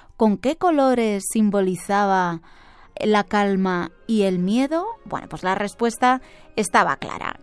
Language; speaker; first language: Spanish; native; Spanish